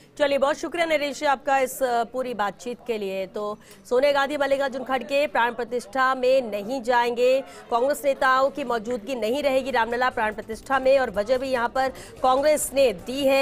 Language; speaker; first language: Hindi; native; Hindi